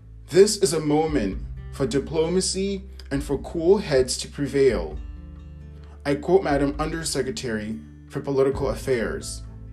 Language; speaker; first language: English; native; English